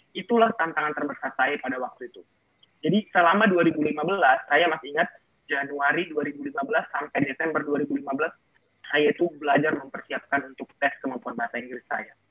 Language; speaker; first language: Indonesian; non-native, local second language; Batak Toba